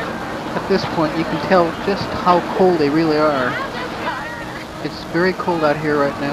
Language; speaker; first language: English; native; English